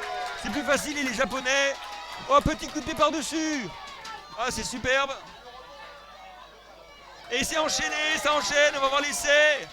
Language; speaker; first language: French; native; French